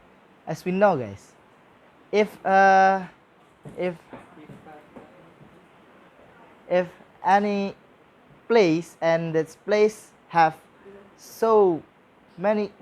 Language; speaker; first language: English; non-native, learner; Indonesian